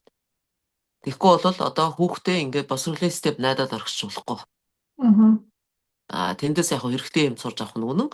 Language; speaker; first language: Mongolian; native; Mongolian